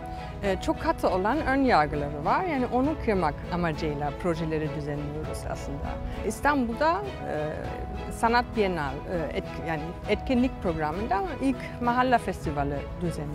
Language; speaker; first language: Turkish; non-native, fluent; German